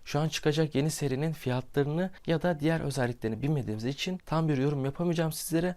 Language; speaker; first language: Turkish; native; Turkish